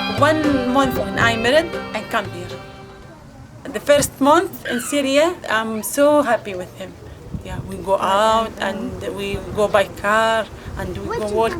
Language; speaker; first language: English; non-native, learner; Arabic